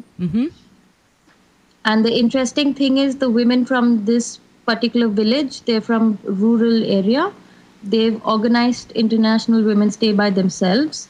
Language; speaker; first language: English; non-native, local second language; Hindi